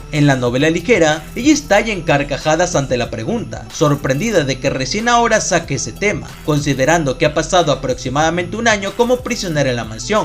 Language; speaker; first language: Spanish; native; Spanish